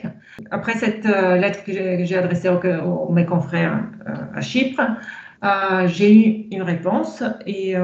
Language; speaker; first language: French; non-native, fluent; Bulgarian